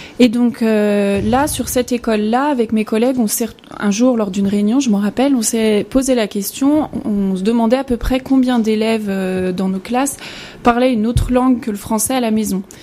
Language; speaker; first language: French; native; French